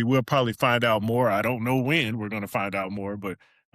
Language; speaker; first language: English; native; English